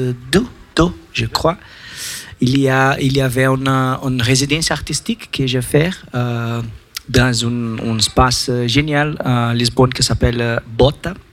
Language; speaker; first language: French; non-native, learner; Portuguese